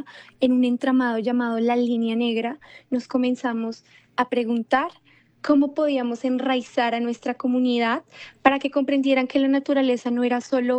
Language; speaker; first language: Spanish; native; Spanish